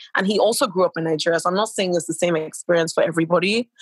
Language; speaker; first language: English; non-native, local second language; Yoruba